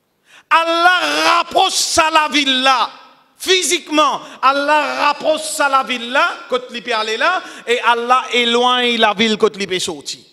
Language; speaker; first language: French; non-native, local second language; Morisyen